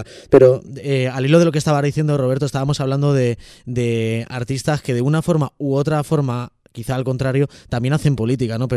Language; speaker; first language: Spanish; native; Spanish